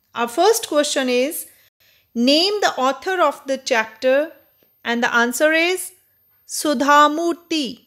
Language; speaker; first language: English; non-native, local second language; Punjabi